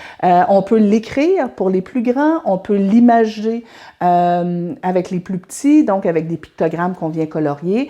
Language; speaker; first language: French; native; French